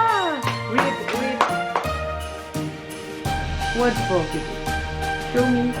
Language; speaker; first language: English; non-native, learner; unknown